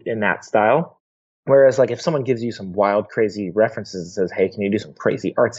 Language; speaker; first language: English; native; English